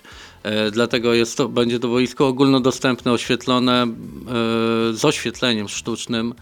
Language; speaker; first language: Polish; native; Polish